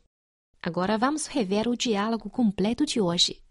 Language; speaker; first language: Portuguese; non-native, fluent; Chinese